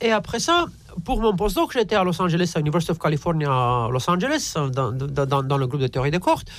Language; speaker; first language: French; non-native, fluent; Romanian